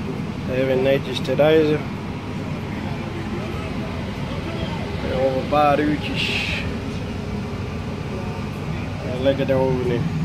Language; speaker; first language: Dutch; non-native, fluent; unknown